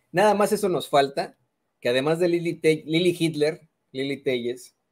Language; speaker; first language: Spanish; native; Spanish